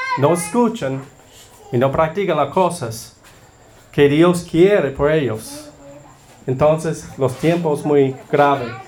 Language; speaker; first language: Spanish; non-native, learner; English